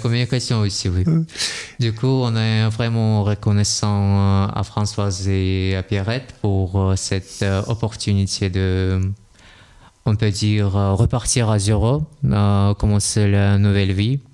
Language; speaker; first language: French; non-native, learner; Russian